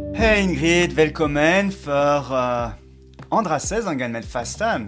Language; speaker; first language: Swedish; non-native, fluent; French